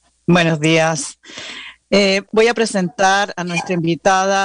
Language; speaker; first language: Spanish; native; Spanish